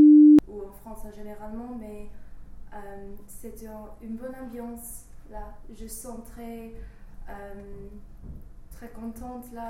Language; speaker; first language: French; non-native, learner; English